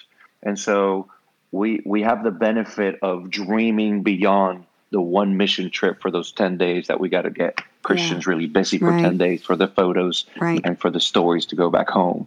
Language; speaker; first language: English; non-native, fluent; Spanish